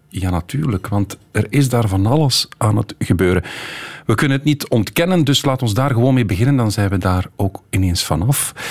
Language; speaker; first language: Dutch; native; Dutch